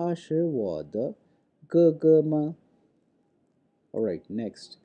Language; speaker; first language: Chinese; non-native, fluent; Urdu